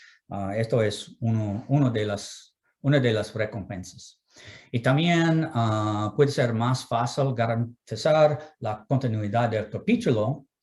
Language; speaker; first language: Spanish; non-native, fluent; English